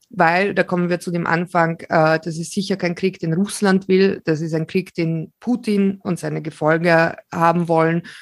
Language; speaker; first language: German; early bilingual, other home language; Slovak